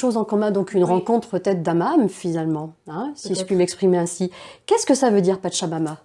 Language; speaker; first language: French; native; French